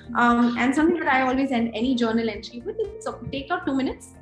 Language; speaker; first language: English; non-native, local second language; Hindi